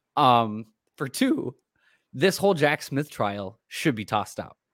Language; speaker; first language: English; native; English